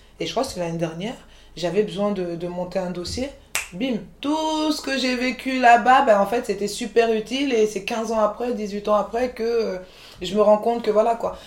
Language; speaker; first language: French; early bilingual, other home language; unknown